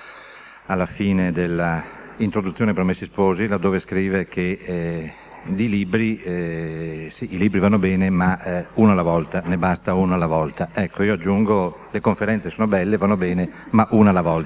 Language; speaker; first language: Italian; native; Italian